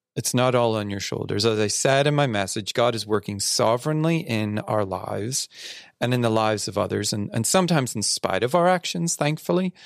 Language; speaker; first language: English; native; English